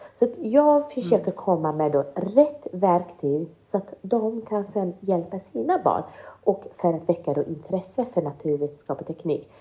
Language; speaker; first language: Swedish; early bilingual, other home language; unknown